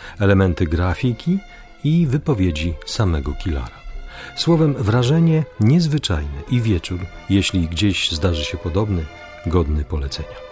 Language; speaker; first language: Polish; native; Polish